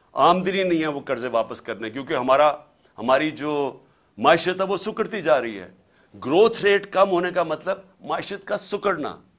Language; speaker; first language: Urdu; native; Urdu